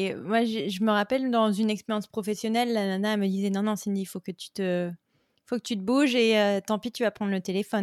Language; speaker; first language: French; native; French